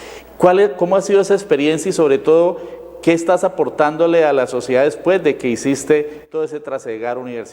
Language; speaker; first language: Spanish; native; Spanish